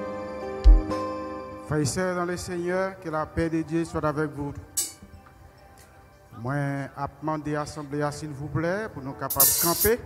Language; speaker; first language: French; non-native, local second language; Haitian Creole